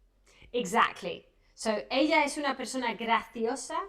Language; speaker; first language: Spanish; non-native, fluent; English